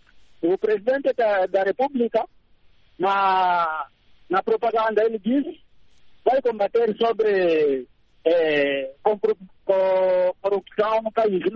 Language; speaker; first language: Portuguese; non-native, local second language; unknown